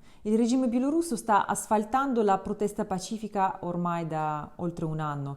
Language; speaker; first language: Italian; non-native, fluent; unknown